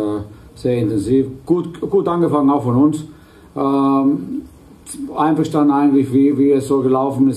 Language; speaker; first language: German; non-native, fluent; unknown